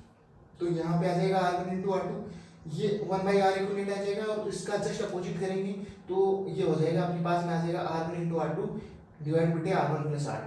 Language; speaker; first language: Hindi; native; Hindi